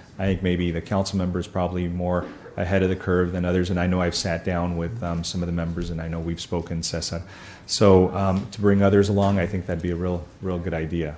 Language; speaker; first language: English; early bilingual, other home language; Spanish